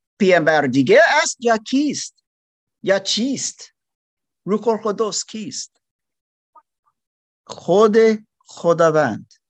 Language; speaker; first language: Persian; non-native, learner; German